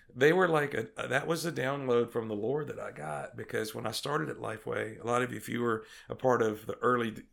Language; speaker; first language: English; native; English